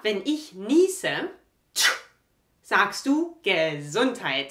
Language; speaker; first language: German; native; German